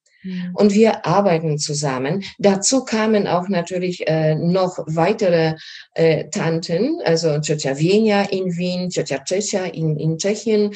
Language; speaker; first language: German; non-native, fluent; Polish